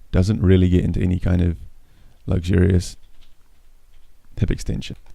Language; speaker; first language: English; native; English